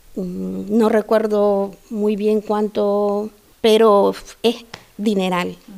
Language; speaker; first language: Spanish; native; Spanish